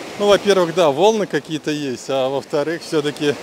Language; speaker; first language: Russian; native; Russian